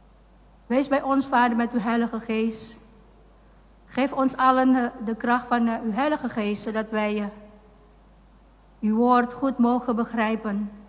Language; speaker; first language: Dutch; non-native, fluent; Indonesian